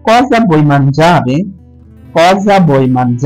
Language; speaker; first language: Italian; non-native, fluent; Bangla